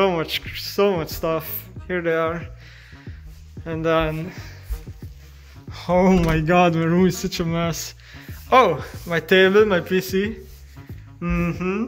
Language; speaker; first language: English; non-native, fluent; Slovenian